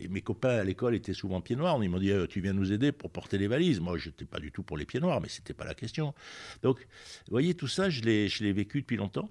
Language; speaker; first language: French; native; French